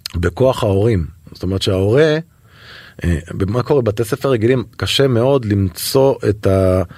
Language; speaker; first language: Hebrew; native; Hebrew